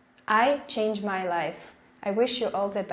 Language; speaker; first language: English; non-native, learner; Russian